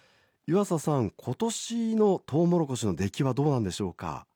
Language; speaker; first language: Japanese; native; Japanese